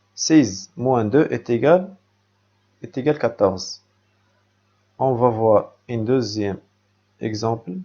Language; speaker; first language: French; non-native, local second language; Arabic